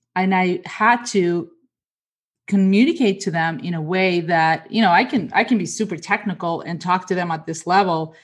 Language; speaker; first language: English; early bilingual, other home language; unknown